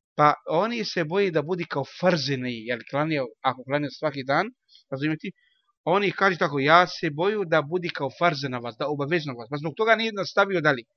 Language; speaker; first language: Bosnian; non-native, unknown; Arabic